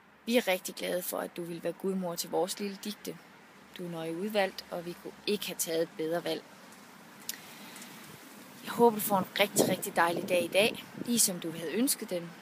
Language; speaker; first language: Danish; native; Danish